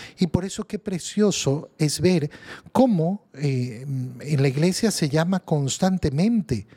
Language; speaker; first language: Spanish; native; Spanish